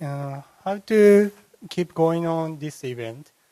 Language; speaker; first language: English; non-native, learner; Japanese